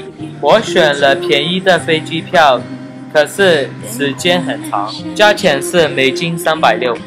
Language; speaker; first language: Chinese; non-native, learner; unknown